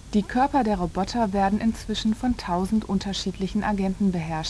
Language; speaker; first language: German; native; German